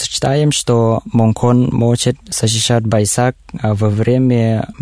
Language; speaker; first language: Russian; non-native, learner; Thai